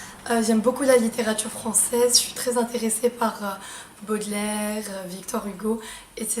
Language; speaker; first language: French; non-native, local second language; Arabic